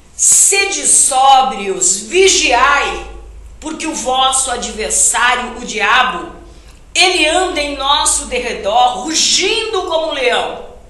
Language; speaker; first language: Portuguese; native; Portuguese